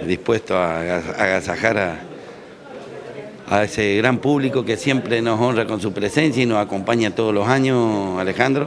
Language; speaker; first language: Spanish; native; Spanish